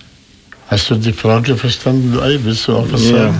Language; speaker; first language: German; non-native, fluent; Arabic